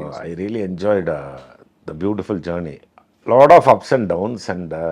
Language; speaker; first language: Telugu; non-native, fluent; Tamil